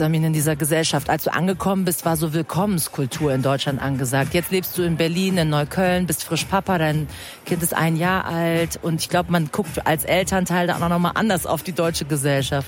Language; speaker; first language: German; early bilingual, other home language; Persian